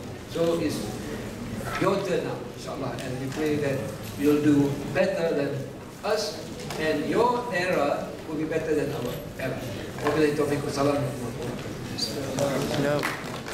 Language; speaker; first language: English; non-native, local second language; Malay